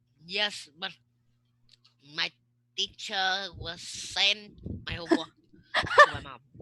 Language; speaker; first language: English; non-native, learner; Vietnamese